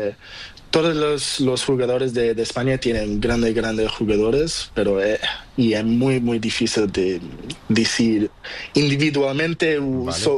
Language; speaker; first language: Spanish; non-native, learner; Portuguese